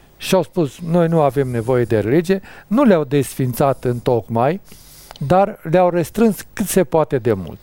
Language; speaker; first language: Romanian; native; Romanian